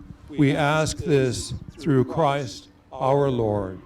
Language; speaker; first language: English; native; English